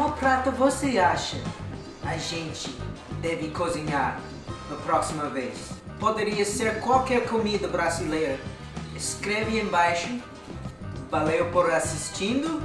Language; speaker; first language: Portuguese; non-native, learner; English